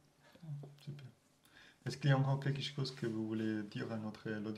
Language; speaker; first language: French; non-native, fluent; German